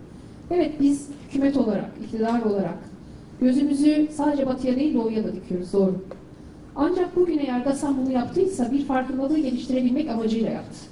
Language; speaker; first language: Turkish; native; Turkish